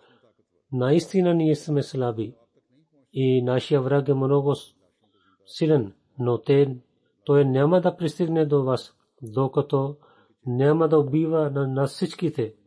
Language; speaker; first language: Bulgarian; non-native, learner; Urdu